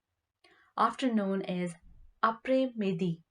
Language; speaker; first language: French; non-native, learner; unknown